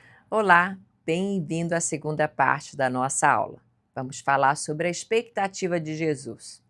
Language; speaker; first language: Portuguese; native; Portuguese